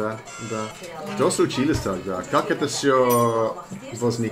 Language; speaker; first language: Russian; non-native, learner; English